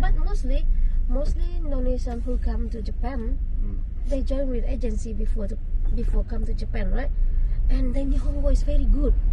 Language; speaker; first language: English; non-native, learner; Indonesian